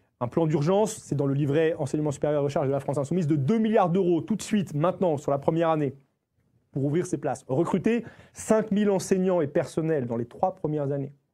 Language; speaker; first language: French; native; French